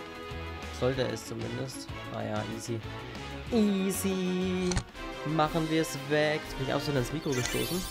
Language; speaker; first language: German; native; German